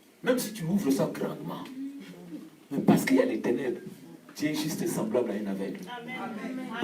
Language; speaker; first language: French; non-native, local second language; Lingala